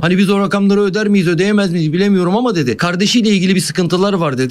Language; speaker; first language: Turkish; native; Turkish